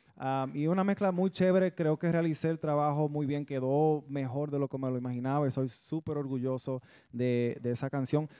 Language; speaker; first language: Spanish; early bilingual, heritage; Spanish